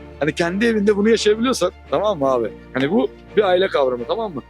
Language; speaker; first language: Turkish; native; Turkish